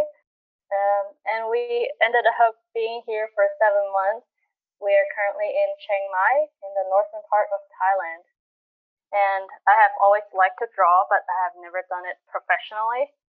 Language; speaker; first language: English; non-native, local second language; Cantonese